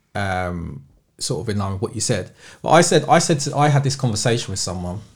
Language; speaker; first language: English; native; English